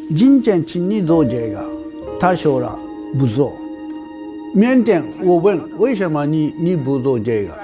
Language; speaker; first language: Chinese; non-native, learner; Japanese